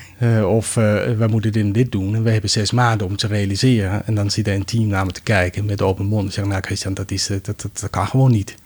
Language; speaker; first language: Dutch; non-native, fluent; Danish